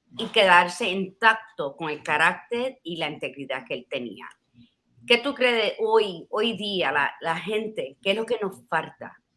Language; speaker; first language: Spanish; early bilingual, heritage; Spanish